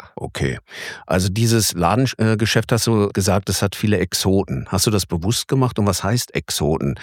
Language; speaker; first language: German; native; German